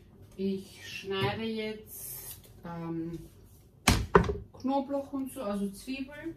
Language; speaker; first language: German; early bilingual, heritage; German